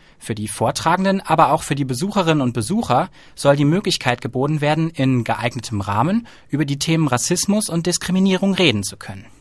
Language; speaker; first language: German; native; German